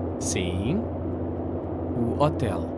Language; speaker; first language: Portuguese; non-native, learner; English